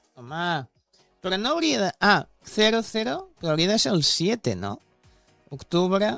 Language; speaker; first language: Catalan; native; Catalan